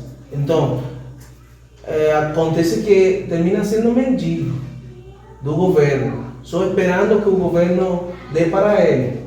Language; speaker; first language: Portuguese; non-native, fluent; Spanish